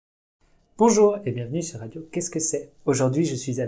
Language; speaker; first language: French; native; French